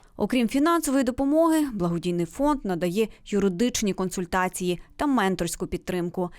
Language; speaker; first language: Ukrainian; native; Ukrainian